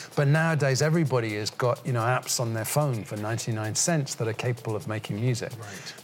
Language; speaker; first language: English; native; English